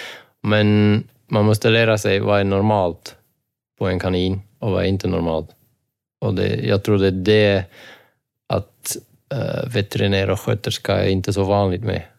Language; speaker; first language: Swedish; non-native, fluent; Dutch